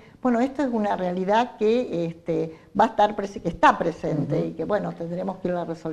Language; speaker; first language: Spanish; native; Spanish